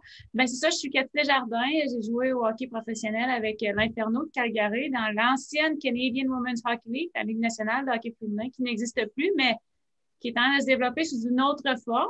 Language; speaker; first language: French; native; French